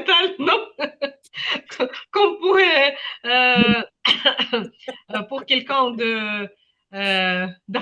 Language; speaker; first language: French; non-native, fluent; Ukrainian